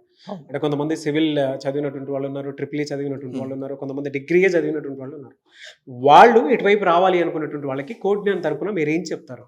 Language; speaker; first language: Telugu; native; Telugu